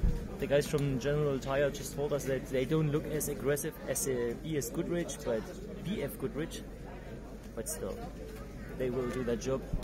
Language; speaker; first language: English; non-native, fluent; German